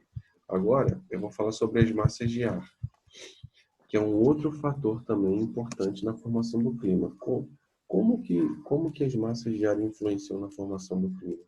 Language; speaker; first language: Portuguese; native; Portuguese